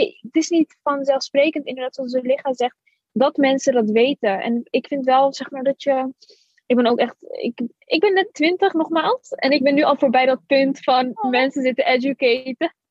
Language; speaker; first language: Dutch; early bilingual, other home language; Arabic